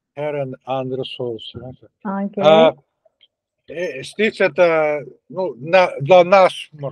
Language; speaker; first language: Swedish; non-native, learner; Russian